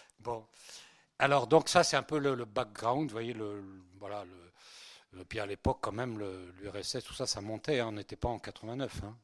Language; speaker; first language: French; early bilingual, other home language; Spanish